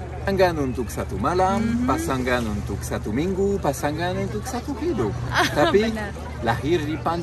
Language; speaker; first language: Indonesian; non-native, fluent; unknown